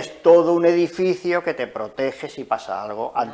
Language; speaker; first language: Spanish; native; Spanish